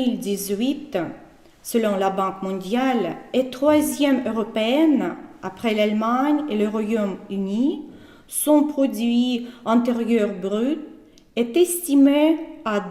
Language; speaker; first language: French; non-native, fluent; Russian